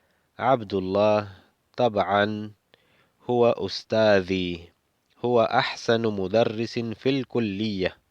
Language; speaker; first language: Arabic; non-native, fluent; Spanish